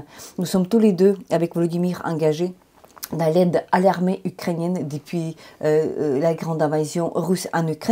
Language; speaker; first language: French; non-native, fluent; Ukrainian